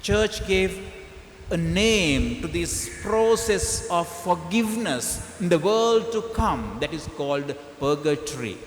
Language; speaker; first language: English; non-native, local second language; Sinhala